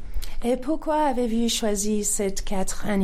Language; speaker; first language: French; non-native, learner; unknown